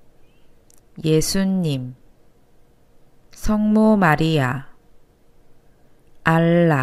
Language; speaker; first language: Korean; native; Korean